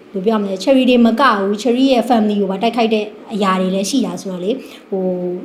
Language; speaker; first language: Burmese; native; Burmese